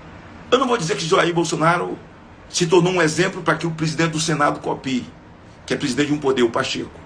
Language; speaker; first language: Portuguese; native; Portuguese